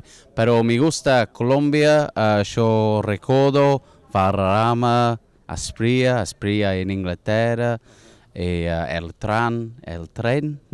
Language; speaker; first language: Spanish; non-native, learner; English